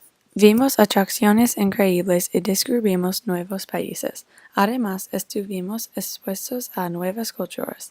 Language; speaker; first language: Spanish; non-native, fluent; English